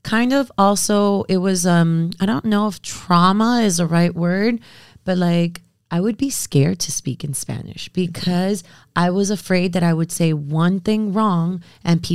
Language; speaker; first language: English; early bilingual, other home language; Spanish